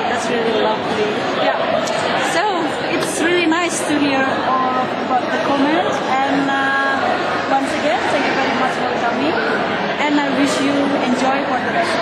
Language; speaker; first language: English; non-native, learner; Indonesian